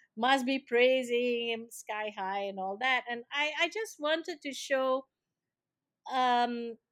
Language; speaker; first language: English; non-native, local second language; Malay